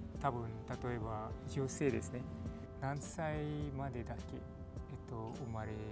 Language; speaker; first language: Japanese; non-native, learner; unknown